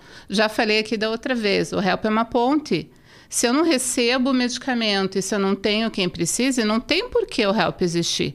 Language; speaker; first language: Portuguese; native; Portuguese